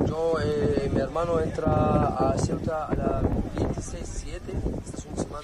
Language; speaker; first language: Spanish; non-native, learner; Arabic